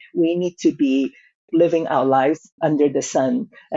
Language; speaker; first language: English; non-native, local second language; Cantonese